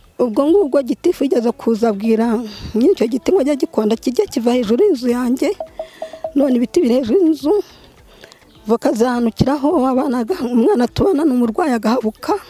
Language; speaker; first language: Kinyarwanda; native; Kinyarwanda